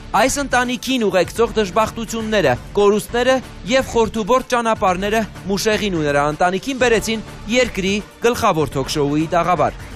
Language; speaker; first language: Armenian; native; Armenian